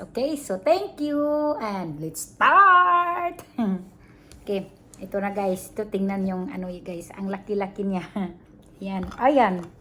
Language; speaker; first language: Filipino; non-native, local second language; Cebuano